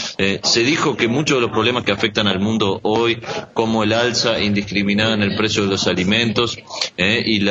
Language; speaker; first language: Spanish; native; Spanish